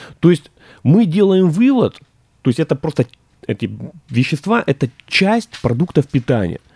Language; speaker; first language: Russian; native; Russian